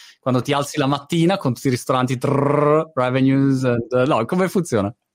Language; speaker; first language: Italian; native; Italian